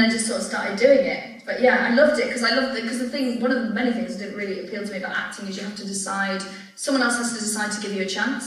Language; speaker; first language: English; native; English